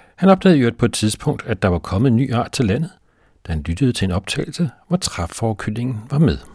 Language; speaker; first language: Danish; native; Danish